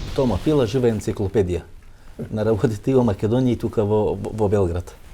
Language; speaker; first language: Macedonian; native; Macedonian